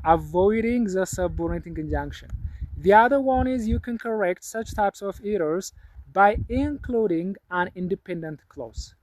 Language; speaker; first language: English; non-native, local second language; Amharic